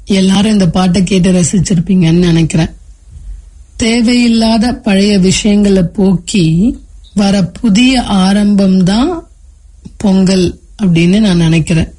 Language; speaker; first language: Tamil; native; Tamil